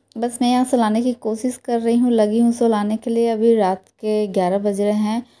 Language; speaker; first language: Hindi; native; Hindi